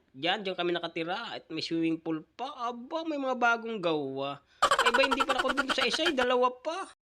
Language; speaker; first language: Filipino; native; Filipino